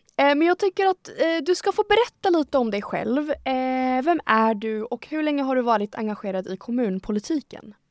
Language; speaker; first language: Swedish; native; Swedish